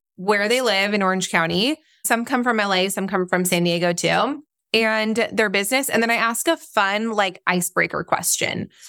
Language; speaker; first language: English; native; English